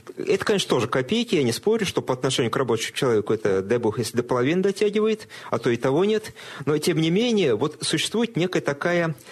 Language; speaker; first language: Russian; native; Russian